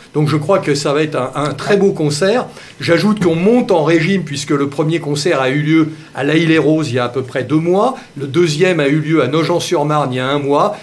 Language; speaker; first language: French; native; French